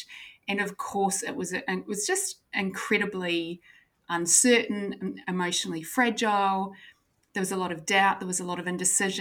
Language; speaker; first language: English; native; English